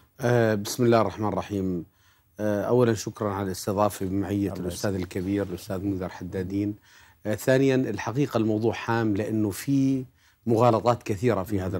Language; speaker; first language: Arabic; native; Arabic